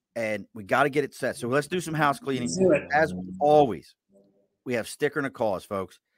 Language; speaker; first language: English; native; English